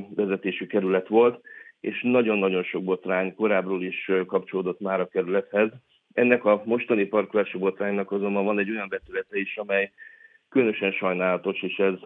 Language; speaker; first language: Hungarian; native; Hungarian